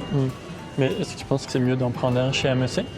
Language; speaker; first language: French; native; French